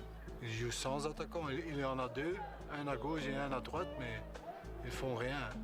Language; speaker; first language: French; non-native, local second language; Dutch